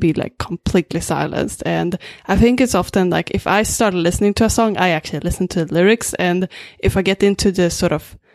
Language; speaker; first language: English; non-native, fluent; Swedish